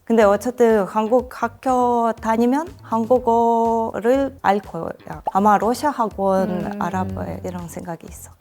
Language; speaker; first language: Korean; non-native, learner; Russian